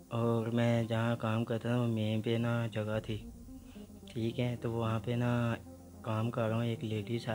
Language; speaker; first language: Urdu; non-native, local second language; Punjabi